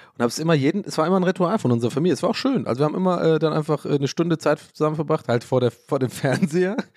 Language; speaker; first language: German; early bilingual, other home language; English